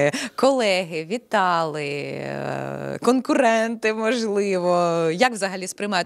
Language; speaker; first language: Ukrainian; native; Ukrainian